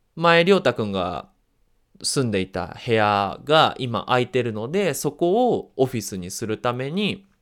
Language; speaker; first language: Japanese; native; Japanese